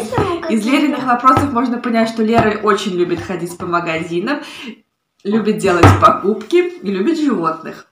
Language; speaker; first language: Russian; native; Russian